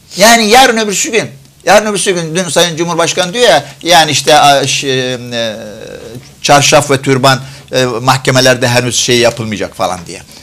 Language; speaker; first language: Turkish; non-native, fluent; Arabic